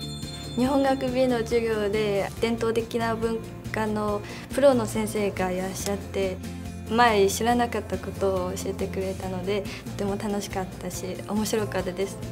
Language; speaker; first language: Japanese; non-native, fluent; Chinese